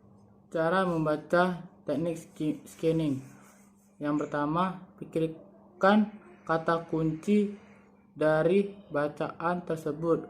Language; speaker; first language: Indonesian; native; Indonesian